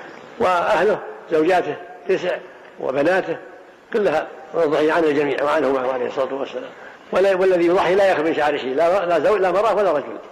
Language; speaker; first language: Arabic; native; Arabic